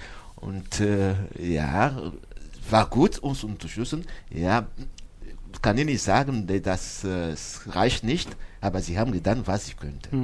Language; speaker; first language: German; non-native, learner; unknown